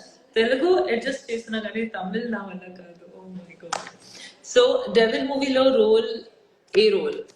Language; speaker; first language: Telugu; non-native, local second language; Odia